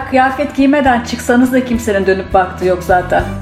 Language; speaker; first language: Turkish; native; Turkish